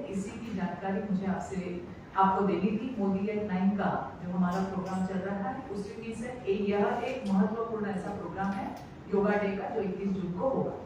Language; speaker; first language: Hindi; non-native, local second language; Marathi